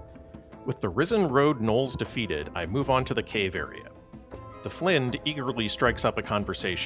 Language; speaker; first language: English; native; English